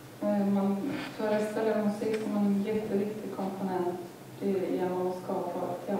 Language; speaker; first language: Swedish; non-native, fluent; Lithuanian